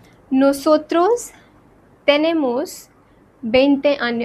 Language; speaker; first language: Spanish; non-native, fluent; Hindi